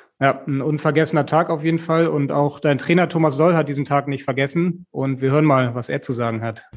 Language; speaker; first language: German; native; German